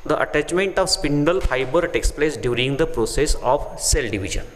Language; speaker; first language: English; non-native, local second language; Marathi